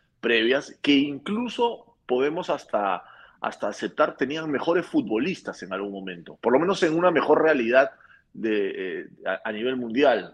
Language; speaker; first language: Spanish; native; Spanish